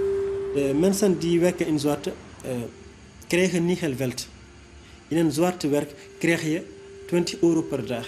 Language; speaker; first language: Dutch; non-native, fluent; French